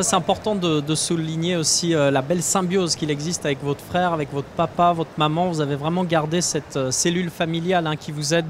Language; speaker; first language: French; native; French